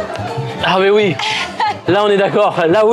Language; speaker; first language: French; native; French